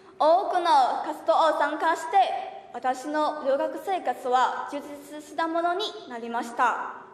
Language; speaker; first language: Japanese; non-native, learner; Chinese